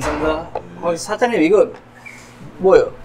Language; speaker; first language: Korean; non-native, fluent; English